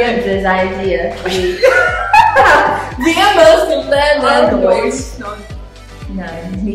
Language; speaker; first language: German; non-native, learner; Portuguese